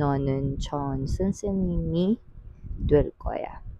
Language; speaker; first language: Korean; non-native, learner; Filipino